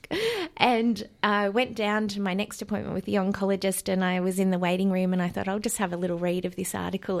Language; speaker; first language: English; native; English